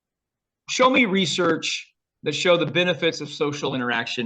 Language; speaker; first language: English; native; English